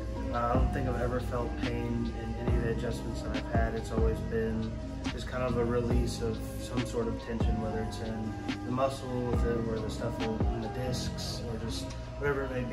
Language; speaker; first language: English; native; English